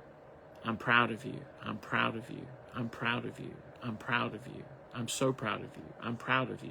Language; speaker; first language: English; native; English